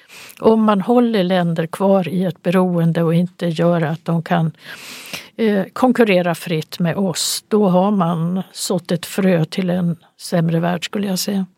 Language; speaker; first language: Swedish; native; Swedish